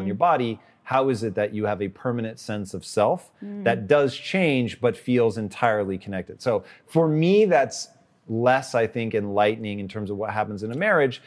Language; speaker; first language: English; native; English